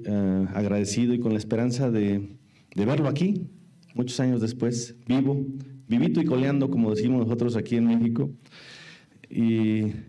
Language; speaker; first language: Spanish; native; Spanish